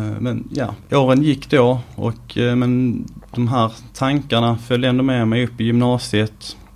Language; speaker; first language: Swedish; native; Swedish